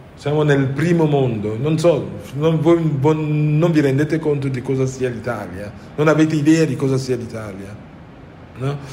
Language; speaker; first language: Italian; non-native, fluent; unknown